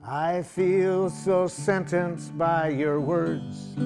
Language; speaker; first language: English; native; English